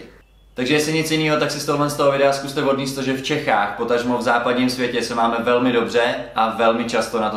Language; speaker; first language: Czech; native; Czech